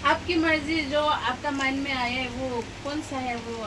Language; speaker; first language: Hindi; non-native, local second language; Assamese